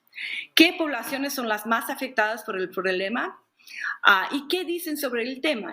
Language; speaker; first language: Spanish; non-native, fluent; English